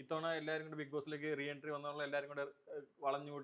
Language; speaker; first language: Malayalam; native; Malayalam